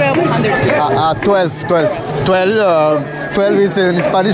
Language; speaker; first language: English; non-native, learner; Spanish